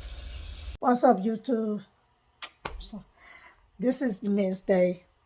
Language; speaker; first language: English; native; English